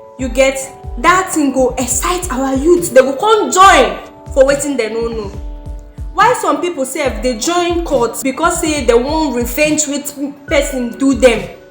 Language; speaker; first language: Nigerian Pidgin; non-native, local second language; Igbo